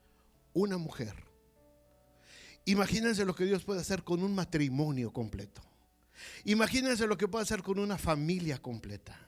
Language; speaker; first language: Spanish; native; Spanish